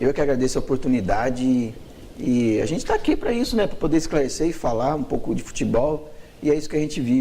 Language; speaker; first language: Portuguese; native; Portuguese